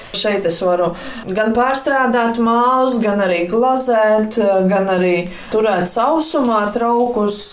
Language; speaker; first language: Latvian; native; Latvian